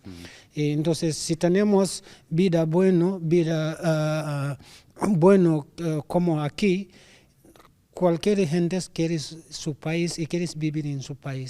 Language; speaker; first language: Spanish; non-native, learner; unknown